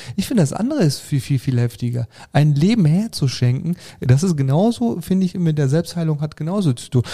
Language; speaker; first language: German; early bilingual, other home language; Turkish